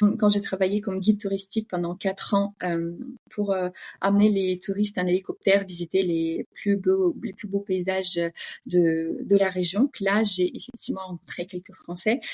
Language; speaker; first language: French; non-native, fluent; Russian